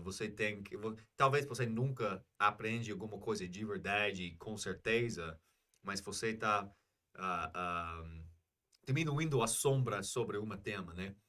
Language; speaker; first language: Portuguese; non-native, fluent; English